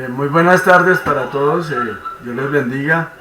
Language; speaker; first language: Spanish; native; Spanish